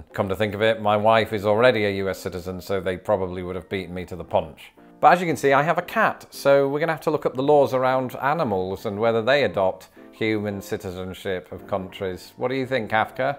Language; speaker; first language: English; native; English